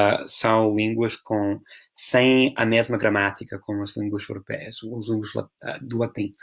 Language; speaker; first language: Portuguese; non-native, fluent; English